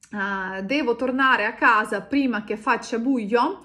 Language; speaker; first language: Italian; non-native, fluent; Russian